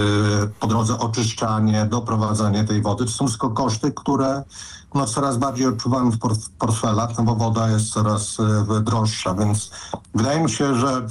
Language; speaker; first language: Polish; native; Polish